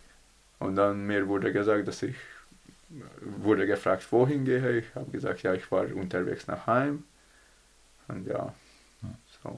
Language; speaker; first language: German; non-native, learner; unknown